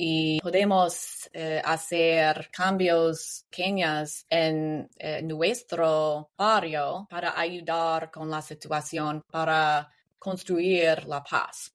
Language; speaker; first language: Spanish; non-native, learner; English